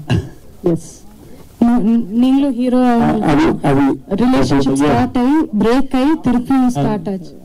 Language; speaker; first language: Telugu; non-native, fluent; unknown